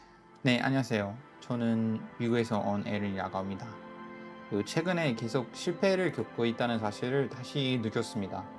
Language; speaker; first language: Korean; non-native, fluent; English